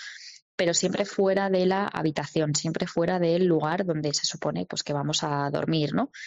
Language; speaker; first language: Spanish; native; Spanish